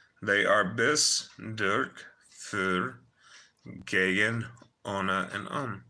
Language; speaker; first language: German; non-native, fluent; English